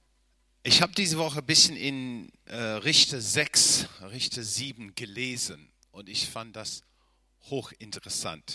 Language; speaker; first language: German; non-native, fluent; English